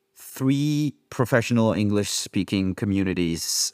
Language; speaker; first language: English; non-native, fluent; French